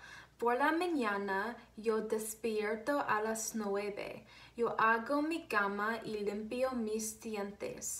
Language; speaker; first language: Spanish; non-native, learner; English